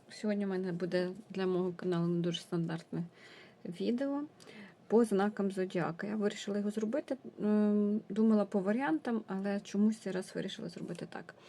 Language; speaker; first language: Ukrainian; non-native, local second language; Russian